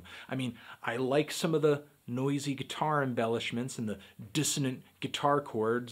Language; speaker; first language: English; native; English